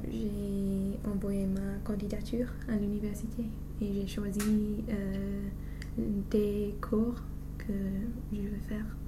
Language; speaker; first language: French; non-native, learner; English